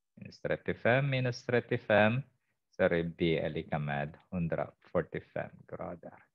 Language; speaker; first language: Swedish; non-native, fluent; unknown